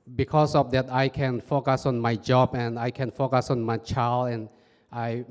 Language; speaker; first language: English; non-native, fluent; Burmese